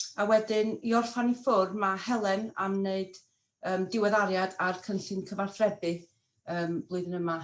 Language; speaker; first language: Welsh; non-native, local second language; English